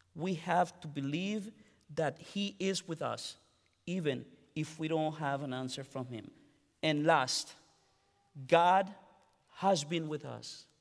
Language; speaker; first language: English; non-native, fluent; Spanish